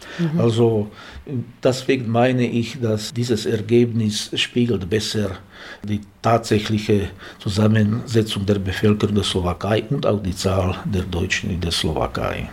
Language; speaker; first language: German; non-native, fluent; Slovak